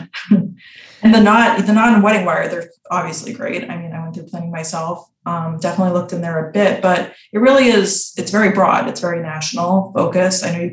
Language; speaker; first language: English; native; English